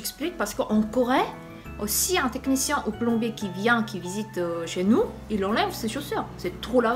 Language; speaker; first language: French; non-native, fluent; Korean